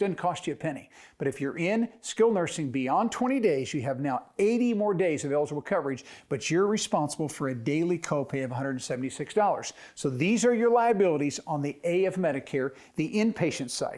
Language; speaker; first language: English; native; English